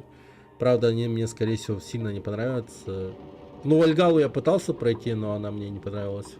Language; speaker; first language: Russian; native; Russian